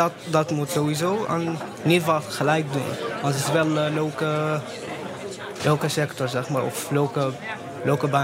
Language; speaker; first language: Dutch; non-native, learner; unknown